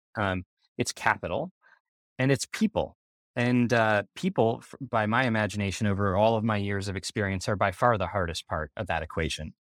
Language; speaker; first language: English; native; English